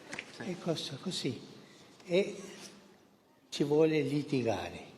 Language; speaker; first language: Italian; early bilingual, heritage; Spanish